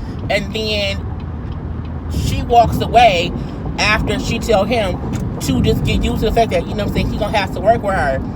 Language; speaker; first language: English; native; English